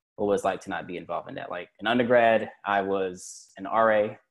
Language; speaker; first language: English; native; English